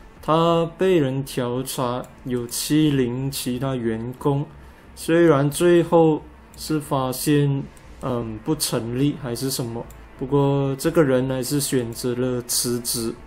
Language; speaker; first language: Chinese; native; Chinese